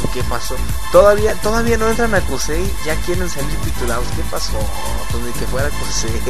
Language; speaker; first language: Spanish; native; Spanish